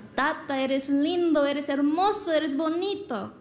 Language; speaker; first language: Spanish; early bilingual, other home language; English